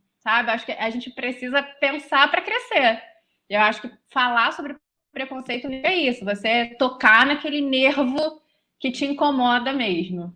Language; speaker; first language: Portuguese; native; Portuguese